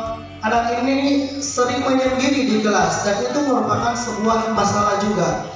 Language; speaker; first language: Indonesian; native; Indonesian